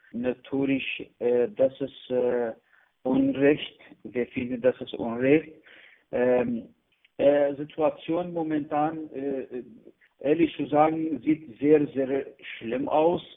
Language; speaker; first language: German; non-native, learner; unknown